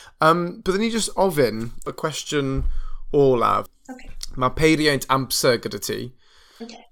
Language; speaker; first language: Welsh; non-native, learner; English